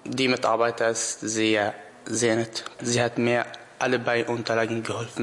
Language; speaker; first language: German; non-native, learner; Arabic